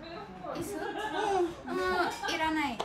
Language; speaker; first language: Japanese; non-native, learner; Cebuano